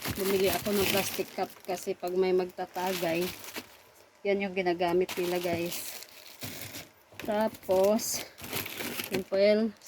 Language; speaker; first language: Filipino; non-native, local second language; Cebuano